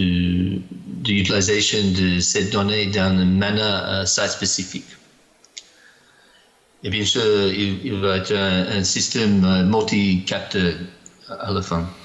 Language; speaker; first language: French; non-native, learner; English